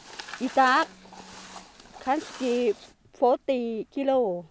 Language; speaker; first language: Icelandic; non-native, learner; Thai